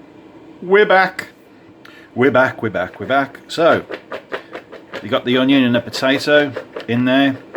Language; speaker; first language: English; native; English